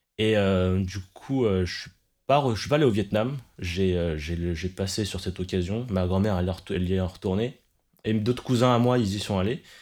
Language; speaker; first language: French; early bilingual, other home language; Cantonese